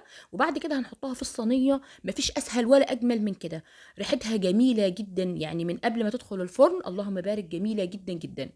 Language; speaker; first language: Arabic; native; Arabic